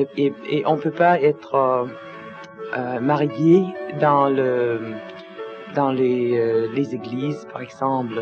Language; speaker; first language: French; non-native, learner; Danish